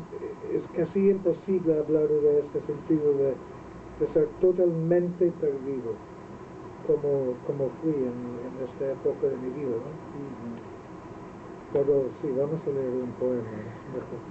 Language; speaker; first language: Spanish; non-native, fluent; Welsh